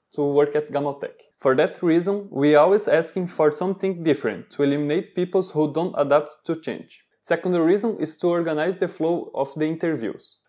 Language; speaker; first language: English; non-native, learner; Portuguese